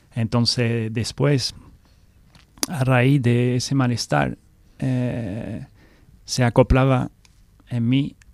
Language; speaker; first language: Spanish; non-native, fluent; French